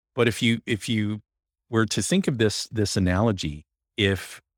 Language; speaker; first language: English; native; English